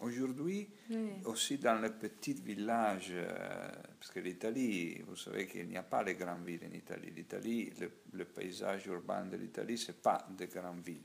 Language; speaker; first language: French; non-native, learner; Italian